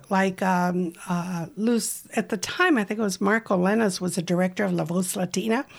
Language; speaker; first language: English; native; English